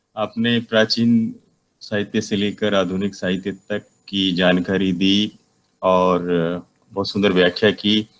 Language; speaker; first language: Hindi; native; Hindi